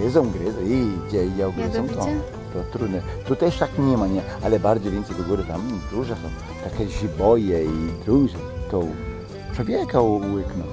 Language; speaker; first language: Polish; early bilingual, heritage; Polish